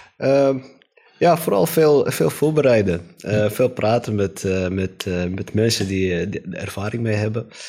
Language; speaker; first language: Dutch; native; Dutch